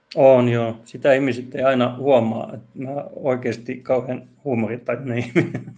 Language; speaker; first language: Finnish; non-native, local second language; Swedish